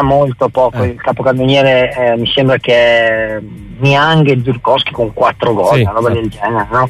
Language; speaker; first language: Italian; native; Italian